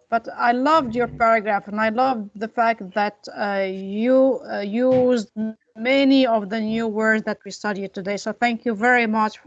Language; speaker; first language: English; non-native, fluent; Arabic